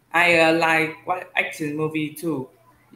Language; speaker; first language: English; non-native, learner; Vietnamese